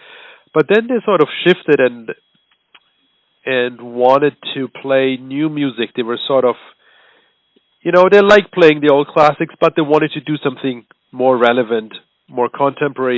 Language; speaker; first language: English; non-native, fluent; German